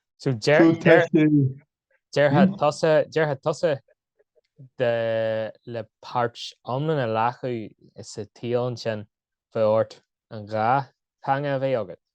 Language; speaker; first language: Irish; non-native, local second language; English